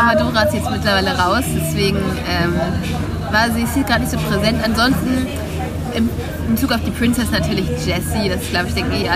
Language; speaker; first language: German; native; German